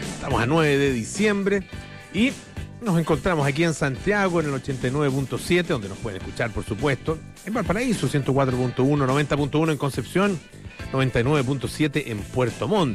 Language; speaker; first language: Spanish; native; Spanish